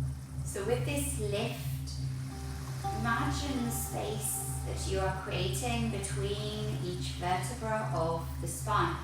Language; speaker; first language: English; native; English